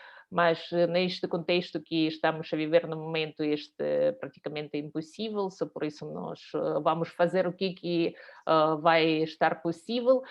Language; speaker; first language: Portuguese; non-native, fluent; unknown